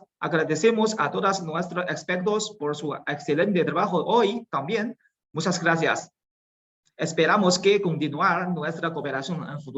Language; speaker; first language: Spanish; non-native, learner; Chinese